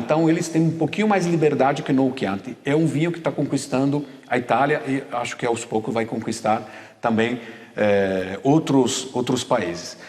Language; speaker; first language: Portuguese; non-native, fluent; Italian